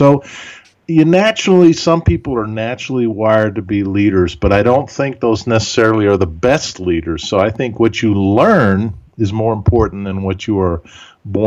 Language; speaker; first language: English; early bilingual, other home language; German